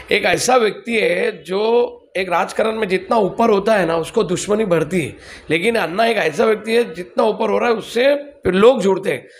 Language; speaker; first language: Hindi; non-native, local second language; Telugu